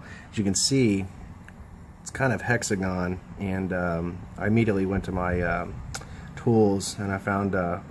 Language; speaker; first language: English; native; English